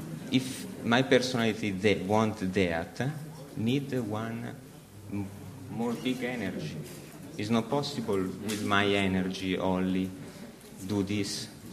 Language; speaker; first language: English; non-native, learner; Italian